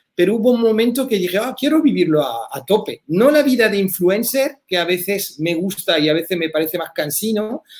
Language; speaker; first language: Spanish; early bilingual, heritage; French